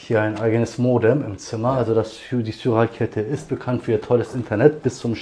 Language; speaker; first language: German; native; German